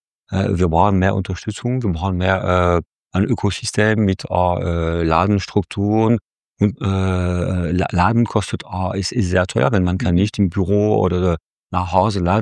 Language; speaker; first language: German; non-native, fluent; French